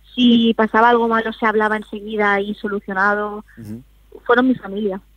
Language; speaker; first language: Spanish; native; Spanish